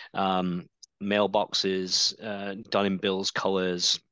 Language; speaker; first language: English; native; English